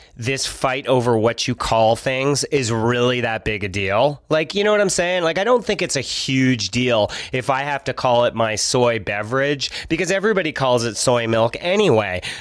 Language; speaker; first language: English; native; English